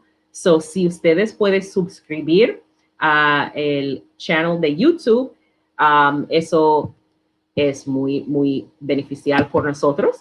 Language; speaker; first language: Spanish; non-native, learner; English